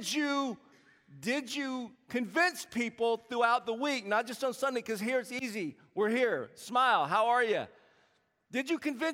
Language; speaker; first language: English; native; English